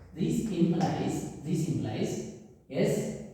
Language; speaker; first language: English; non-native, local second language; Amharic